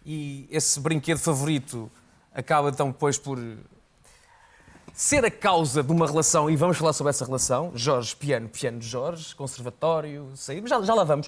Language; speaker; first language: Portuguese; native; Portuguese